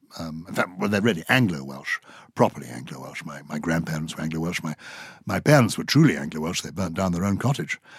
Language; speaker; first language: English; native; English